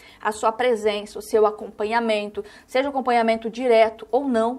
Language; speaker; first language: Portuguese; native; Portuguese